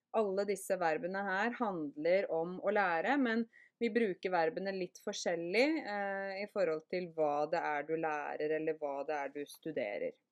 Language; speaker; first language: Norwegian; native; Norwegian